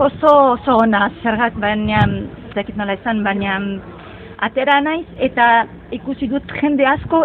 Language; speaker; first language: Basque; non-native, learner; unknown